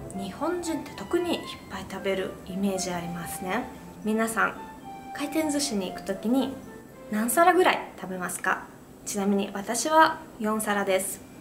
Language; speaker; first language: Japanese; non-native, fluent; Russian